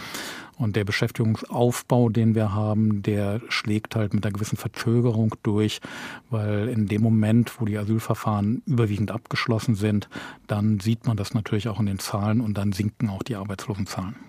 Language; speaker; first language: German; native; German